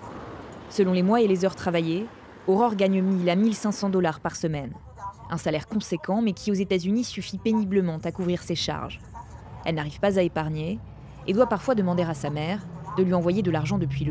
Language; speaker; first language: French; native; French